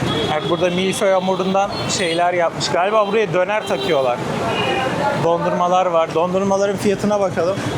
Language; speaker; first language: Turkish; native; Turkish